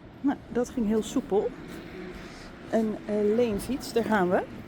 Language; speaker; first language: Dutch; native; Dutch